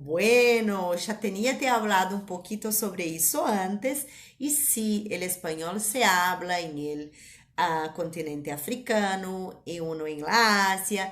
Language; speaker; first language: Spanish; non-native, fluent; Portuguese